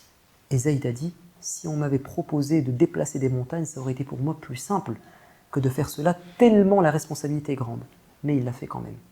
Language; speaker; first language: French; native; French